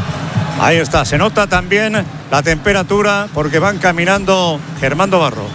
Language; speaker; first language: Spanish; native; Spanish